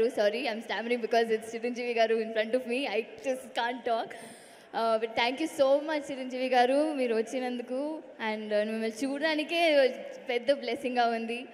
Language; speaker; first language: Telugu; non-native, learner; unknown